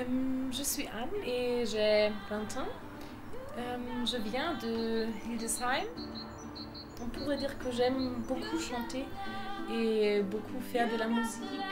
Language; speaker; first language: French; non-native, fluent; German